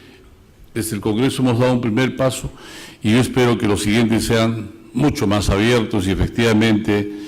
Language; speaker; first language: Spanish; native; Spanish